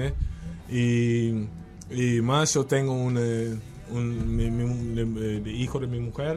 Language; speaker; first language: Spanish; non-native, learner; English